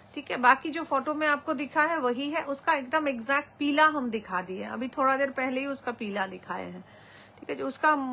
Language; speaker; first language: Hindi; non-native, local second language; Bangla